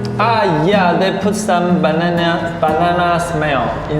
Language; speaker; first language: English; non-native, learner; Chinese